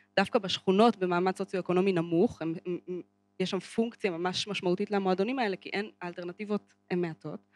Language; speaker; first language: Hebrew; native; Hebrew